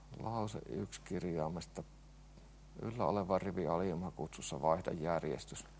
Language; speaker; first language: Finnish; native; Finnish